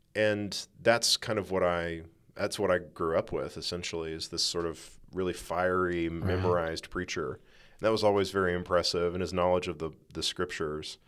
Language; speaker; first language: English; native; English